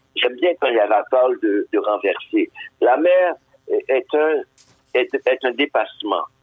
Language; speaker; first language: French; non-native, local second language; Haitian Creole